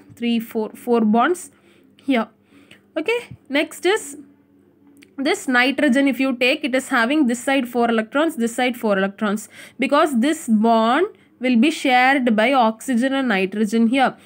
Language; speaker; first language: English; non-native, local second language; Tamil